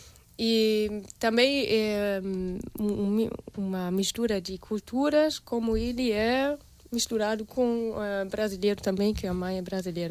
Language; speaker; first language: Portuguese; non-native, fluent; German